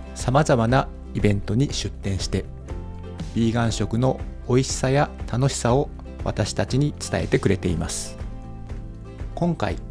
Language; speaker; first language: Japanese; native; Japanese